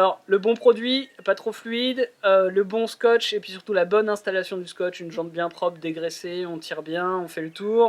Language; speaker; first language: French; native; French